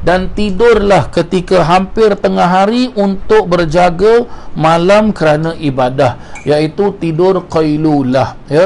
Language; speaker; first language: Malay; native; Malay